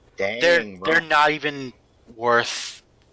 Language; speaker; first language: English; native; English